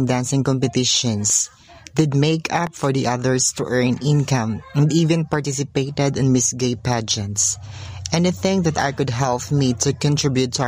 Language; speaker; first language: English; non-native, local second language; Hiligaynon